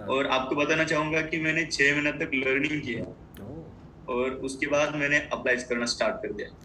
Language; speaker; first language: Hindi; non-native, local second language; Marathi